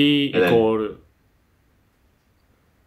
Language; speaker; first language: English; non-native, learner; Japanese